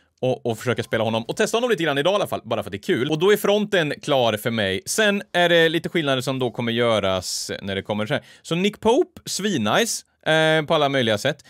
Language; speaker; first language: Swedish; native; Swedish